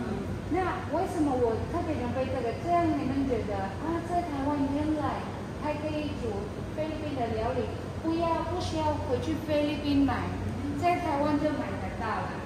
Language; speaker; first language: Chinese; non-native, fluent; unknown